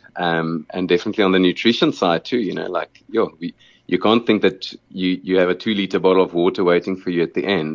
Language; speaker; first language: English; non-native, local second language; Afrikaans